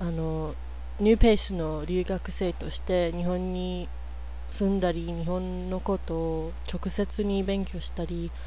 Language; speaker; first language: Japanese; non-native, fluent; English